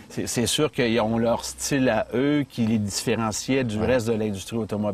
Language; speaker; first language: French; native; French